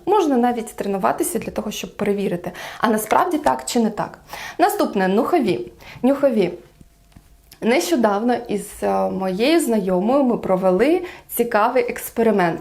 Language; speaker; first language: Ukrainian; non-native, local second language; Russian